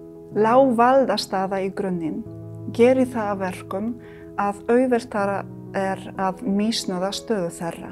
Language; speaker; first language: Icelandic; non-native, fluent; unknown